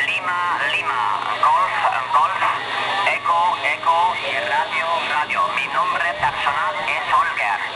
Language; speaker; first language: Spanish; non-native, learner; German